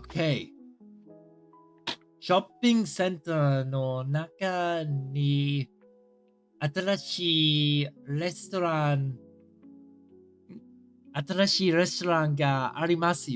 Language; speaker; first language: Japanese; non-native, learner; English